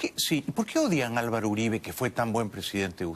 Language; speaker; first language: Spanish; native; Spanish